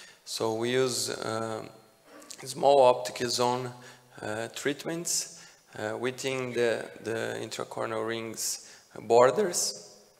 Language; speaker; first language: English; non-native, fluent; Portuguese